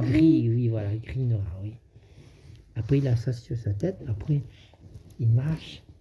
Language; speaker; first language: French; native; French